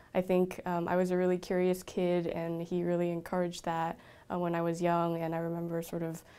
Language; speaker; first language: English; native; English